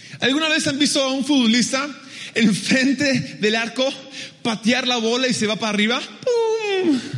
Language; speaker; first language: Spanish; early bilingual, other home language; English